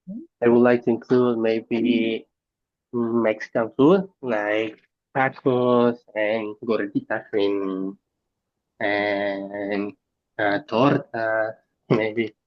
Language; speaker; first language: English; non-native, learner; Spanish